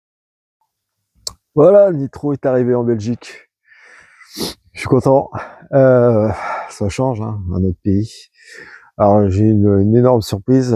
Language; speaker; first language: French; native; French